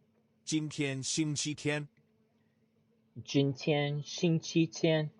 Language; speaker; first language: Chinese; non-native, learner; English